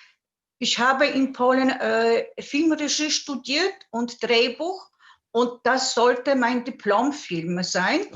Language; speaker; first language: German; non-native, fluent; Polish